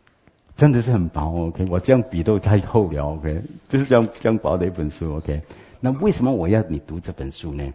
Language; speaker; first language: Chinese; native; Chinese